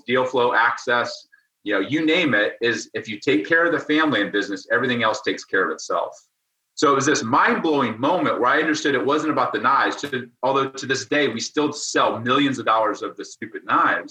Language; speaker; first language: English; native; English